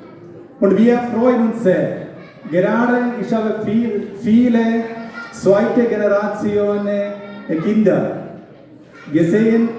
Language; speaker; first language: German; non-native, fluent; Malayalam